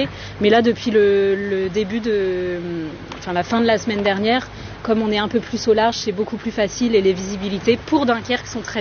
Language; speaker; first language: French; native; French